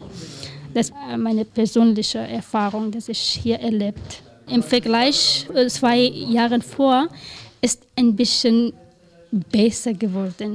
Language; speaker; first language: German; non-native, learner; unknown